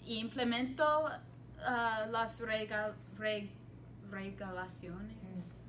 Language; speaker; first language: Spanish; non-native, learner; English